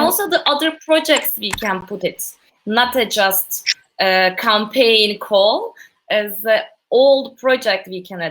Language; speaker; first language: English; non-native, learner; Turkish